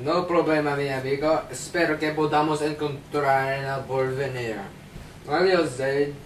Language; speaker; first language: Spanish; non-native, learner; English